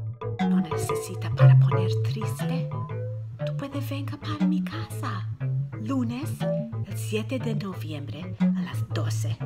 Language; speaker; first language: Spanish; non-native, learner; English